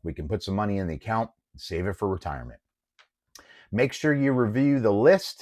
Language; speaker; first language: English; native; English